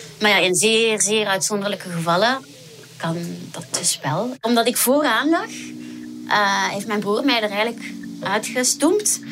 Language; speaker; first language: Dutch; native; Dutch